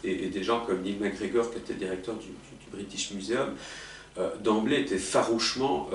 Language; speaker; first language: French; native; French